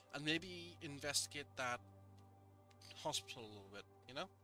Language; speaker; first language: English; native; English